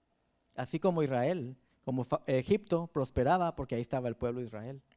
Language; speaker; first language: Spanish; native; Spanish